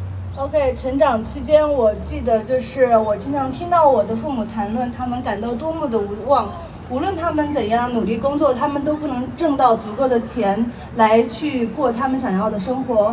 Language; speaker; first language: Chinese; early bilingual, other home language; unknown